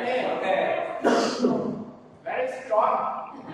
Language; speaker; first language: English; non-native, learner; Vietnamese